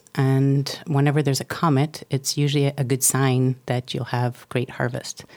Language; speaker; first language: English; native; English